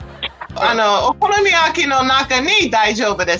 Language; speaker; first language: Japanese; non-native, learner; English